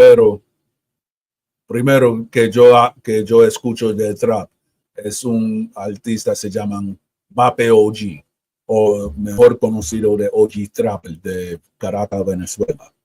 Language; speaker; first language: Spanish; early bilingual, heritage; Spanish